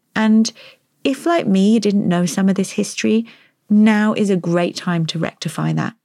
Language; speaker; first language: English; native; English